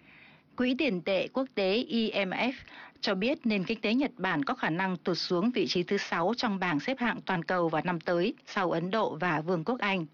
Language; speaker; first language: Vietnamese; native; Vietnamese